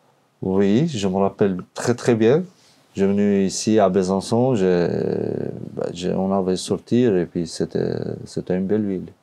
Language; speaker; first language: French; non-native, learner; Albanian